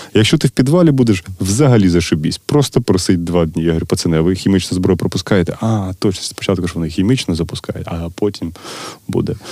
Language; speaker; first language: Ukrainian; non-native, local second language; Russian